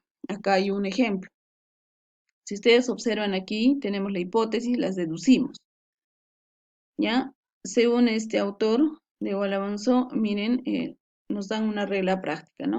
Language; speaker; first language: Spanish; native; Spanish